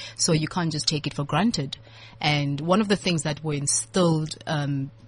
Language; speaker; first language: English; non-native, local second language; Southern Sotho